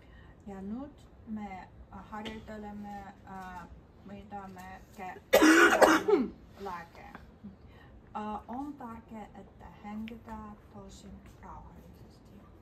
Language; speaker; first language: Finnish; non-native, learner; Russian